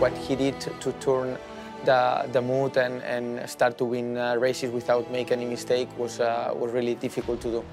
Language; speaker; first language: English; non-native, fluent; Spanish